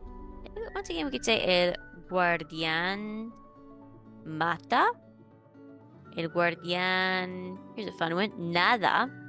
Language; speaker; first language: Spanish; non-native, fluent; English